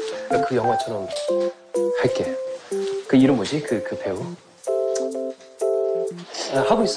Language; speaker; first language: Korean; non-native, fluent; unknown